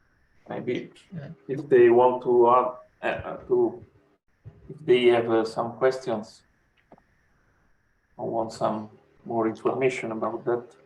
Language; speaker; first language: English; non-native, fluent; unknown